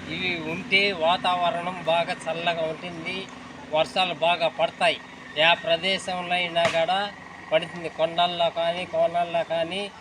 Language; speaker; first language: Telugu; native; Telugu